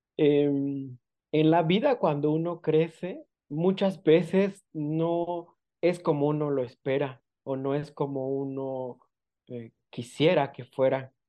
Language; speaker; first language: Spanish; non-native, local second language; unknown